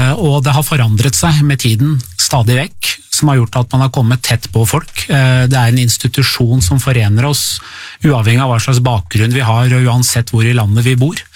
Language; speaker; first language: Norwegian; early bilingual, other home language; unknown